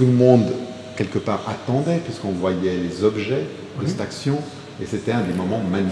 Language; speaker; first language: French; native; French